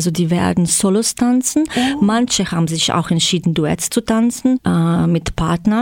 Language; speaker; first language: German; non-native, fluent; Croatian